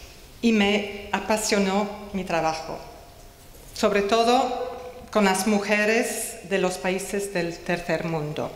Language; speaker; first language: Spanish; non-native, fluent; English